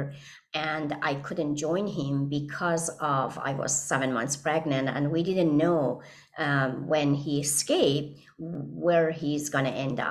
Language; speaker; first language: English; non-native, fluent; Persian